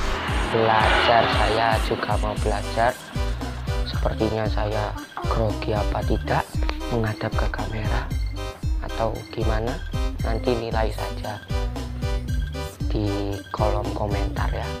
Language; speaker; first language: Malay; non-native, local second language; Javanese